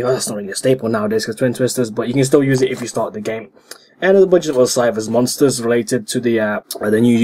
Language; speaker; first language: English; native; English